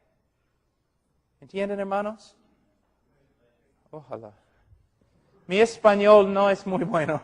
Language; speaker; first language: Spanish; non-native, fluent; English